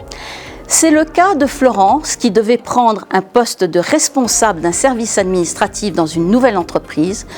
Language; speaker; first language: French; native; French